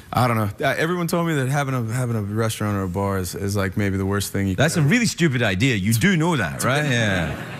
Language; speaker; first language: English; native; English